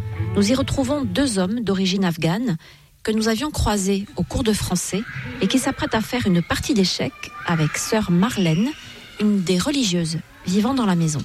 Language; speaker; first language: French; native; French